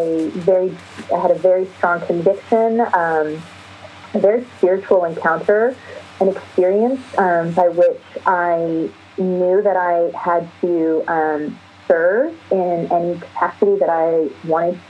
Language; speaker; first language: English; native; English